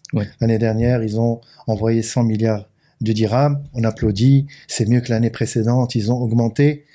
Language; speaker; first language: French; non-native, local second language; Arabic